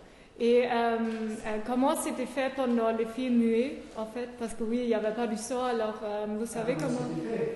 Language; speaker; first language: French; non-native, fluent; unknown